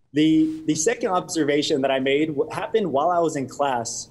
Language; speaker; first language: English; native; English